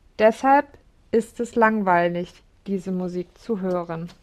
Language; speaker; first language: German; non-native, learner; English